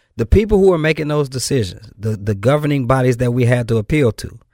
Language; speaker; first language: English; native; English